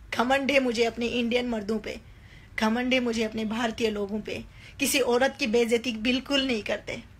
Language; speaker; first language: Hindi; non-native, local second language; Nepali